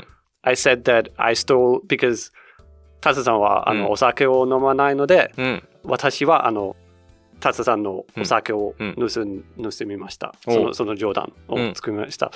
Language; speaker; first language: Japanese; non-native, learner; Danish